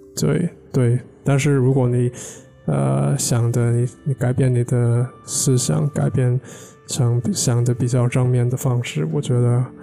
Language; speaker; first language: Chinese; non-native, fluent; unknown